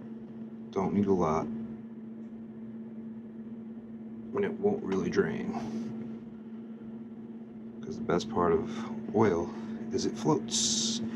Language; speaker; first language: English; native; English